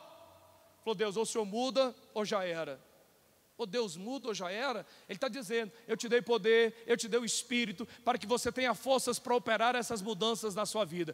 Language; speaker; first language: Portuguese; native; Portuguese